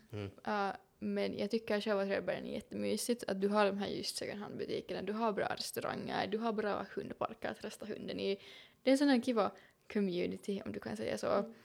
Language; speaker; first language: Swedish; native; Swedish